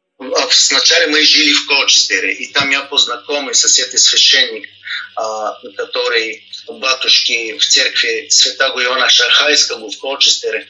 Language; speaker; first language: Russian; non-native, learner; Bulgarian